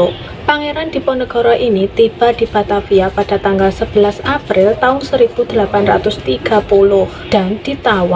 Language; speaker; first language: Indonesian; native; Indonesian